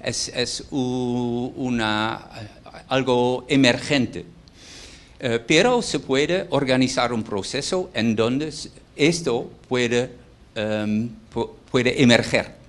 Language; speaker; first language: Spanish; non-native, fluent; Dutch